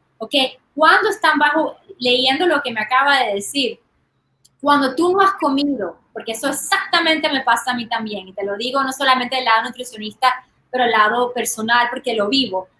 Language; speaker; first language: Spanish; early bilingual, heritage; Spanish